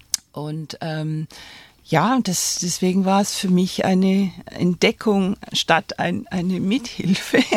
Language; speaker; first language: German; non-native, fluent; Spanish